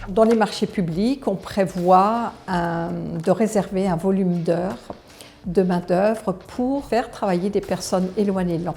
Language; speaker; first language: French; native; French